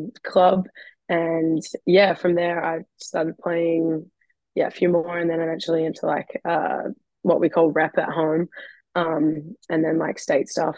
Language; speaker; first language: English; native; English